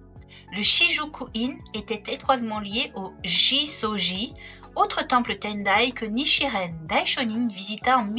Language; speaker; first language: French; native; French